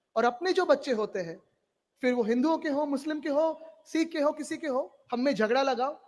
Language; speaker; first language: Hindi; non-native, local second language; Marathi